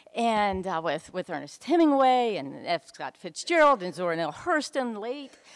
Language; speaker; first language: English; native; English